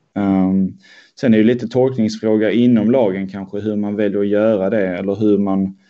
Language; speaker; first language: Swedish; native; Swedish